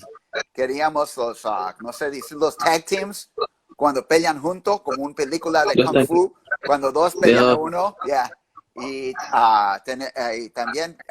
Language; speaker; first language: Spanish; early bilingual, heritage; English